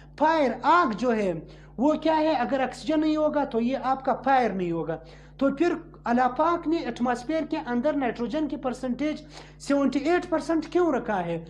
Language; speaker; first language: Urdu; non-native, local second language; Pashto